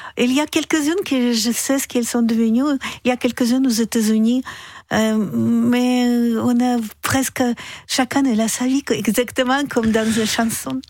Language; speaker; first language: French; non-native, fluent; Russian